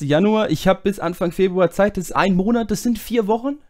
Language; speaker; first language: German; native; German